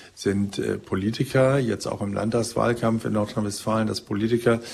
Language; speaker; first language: German; native; German